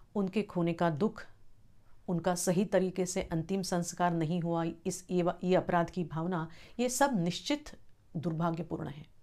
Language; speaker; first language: Hindi; non-native, local second language; Marathi